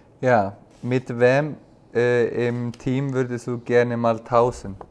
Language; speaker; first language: German; non-native, fluent; Icelandic